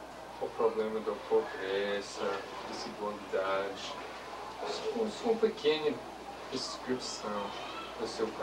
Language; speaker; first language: Portuguese; non-native, fluent; English